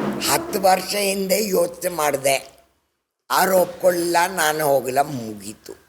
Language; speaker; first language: Kannada; non-native, local second language; Urdu